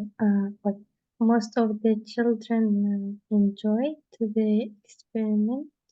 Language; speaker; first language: English; non-native, learner; Russian